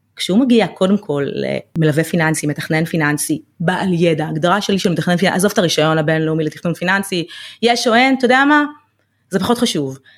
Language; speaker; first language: Hebrew; native; Hebrew